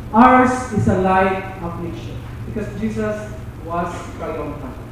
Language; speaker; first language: English; non-native, local second language; Filipino